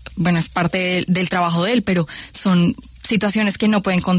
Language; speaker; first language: Spanish; native; Spanish